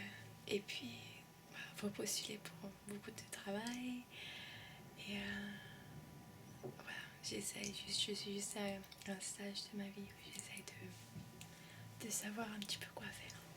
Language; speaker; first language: French; early bilingual, heritage; French